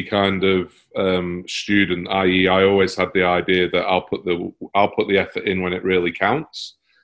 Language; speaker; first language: English; native; English